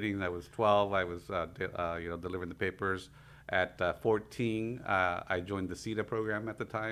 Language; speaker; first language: English; early bilingual, other home language; Spanish